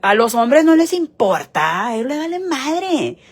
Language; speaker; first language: Spanish; early bilingual, heritage; Spanish